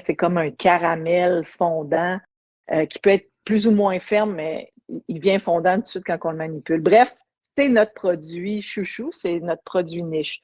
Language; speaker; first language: French; native; French